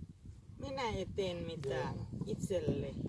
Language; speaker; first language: Finnish; non-native, learner; Thai